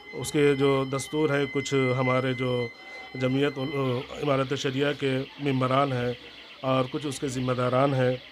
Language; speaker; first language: Hindi; native; Hindi